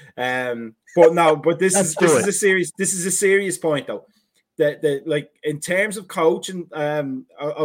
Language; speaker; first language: English; native; English